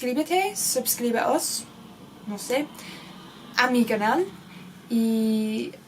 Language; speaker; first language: Spanish; non-native, learner; English